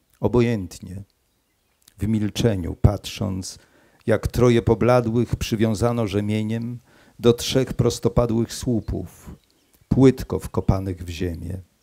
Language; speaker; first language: Polish; native; Polish